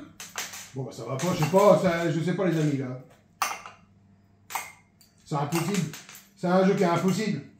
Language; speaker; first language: French; native; French